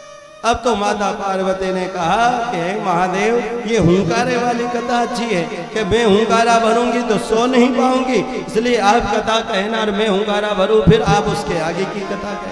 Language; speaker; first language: Hindi; native; Hindi